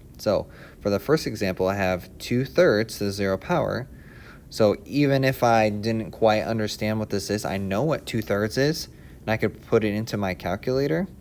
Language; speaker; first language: English; native; English